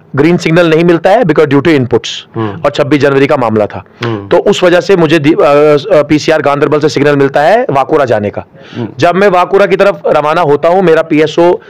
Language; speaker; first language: Urdu; non-native, local second language; Kashmiri